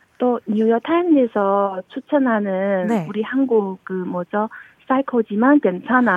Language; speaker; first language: Korean; non-native, learner; Chinese